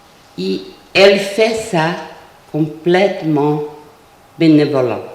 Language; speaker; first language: French; non-native, fluent; Portuguese